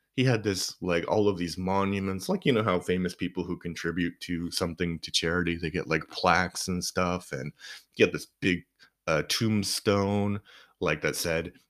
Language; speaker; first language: English; native; English